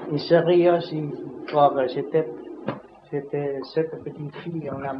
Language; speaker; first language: French; non-native, learner; Vietnamese